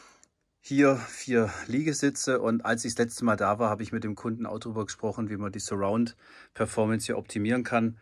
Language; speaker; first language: German; native; German